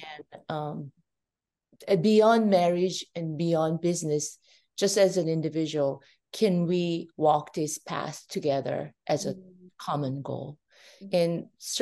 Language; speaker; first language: English; non-native, fluent; Korean